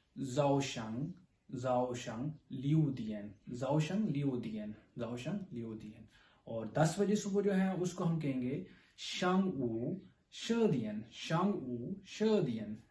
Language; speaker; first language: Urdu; native; Urdu